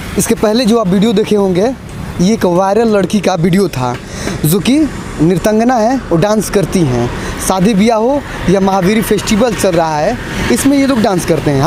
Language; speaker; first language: Hindi; native; Hindi